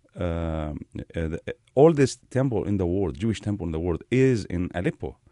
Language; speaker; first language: English; non-native, fluent; Arabic